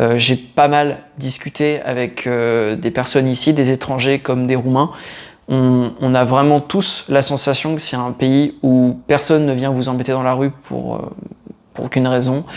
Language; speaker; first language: French; native; French